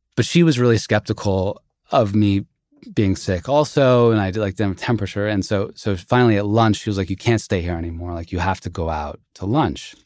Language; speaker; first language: English; native; English